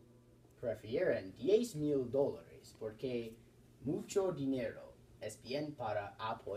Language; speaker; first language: Spanish; non-native, learner; English